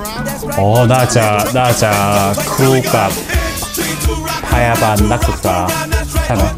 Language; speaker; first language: Thai; non-native, learner; Korean